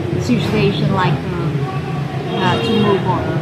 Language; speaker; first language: English; non-native, fluent; Vietnamese